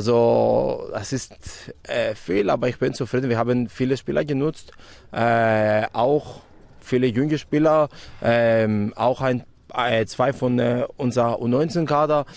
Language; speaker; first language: German; non-native, fluent; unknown